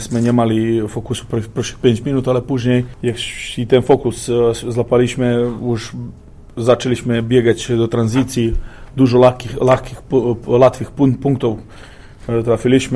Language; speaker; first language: Polish; non-native, fluent; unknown